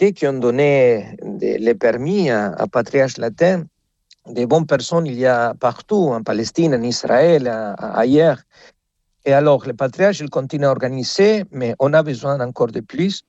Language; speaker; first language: French; non-native, fluent; Spanish